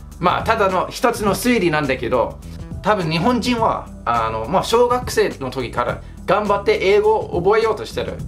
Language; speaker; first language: Japanese; non-native, fluent; English